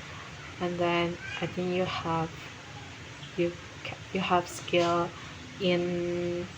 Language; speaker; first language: English; non-native, learner; Indonesian